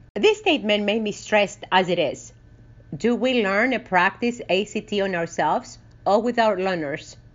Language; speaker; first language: English; non-native, fluent; Greek